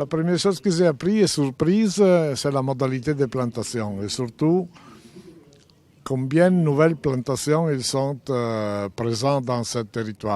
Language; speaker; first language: French; non-native, fluent; Italian